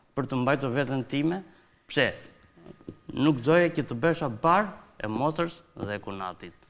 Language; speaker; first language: Albanian; native; Albanian